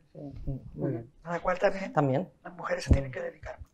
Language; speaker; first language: Spanish; native; Spanish